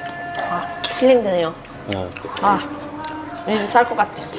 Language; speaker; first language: Korean; non-native, fluent; Swedish